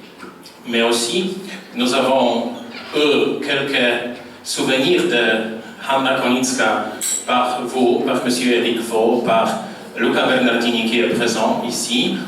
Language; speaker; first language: French; non-native, fluent; Polish